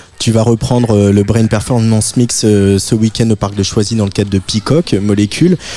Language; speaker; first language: French; native; French